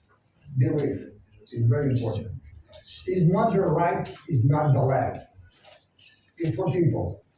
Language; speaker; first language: English; non-native, fluent; Spanish